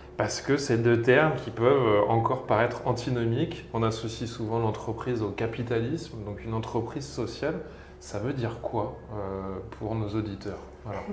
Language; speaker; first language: French; native; French